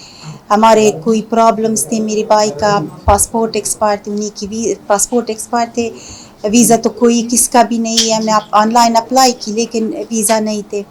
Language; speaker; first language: Hindi; non-native, fluent; Punjabi